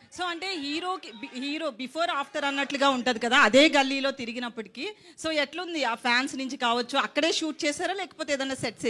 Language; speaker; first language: Telugu; native; Telugu